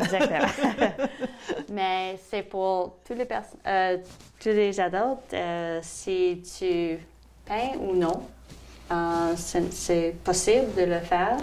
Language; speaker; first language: French; non-native, local second language; English